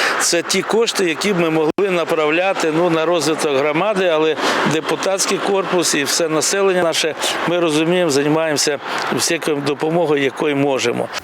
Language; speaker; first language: Ukrainian; native; Ukrainian